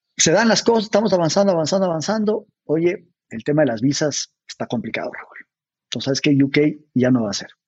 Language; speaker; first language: Spanish; native; Spanish